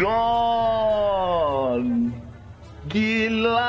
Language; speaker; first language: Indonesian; non-native, learner; Portuguese